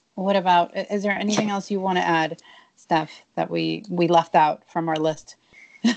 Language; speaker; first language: English; early bilingual, other home language; Spanish